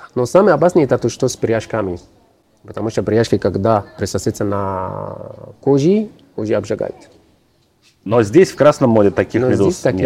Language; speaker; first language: Russian; non-native, learner; Arabic